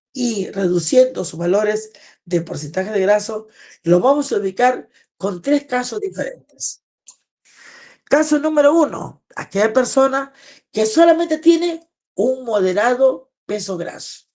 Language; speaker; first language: Spanish; native; Spanish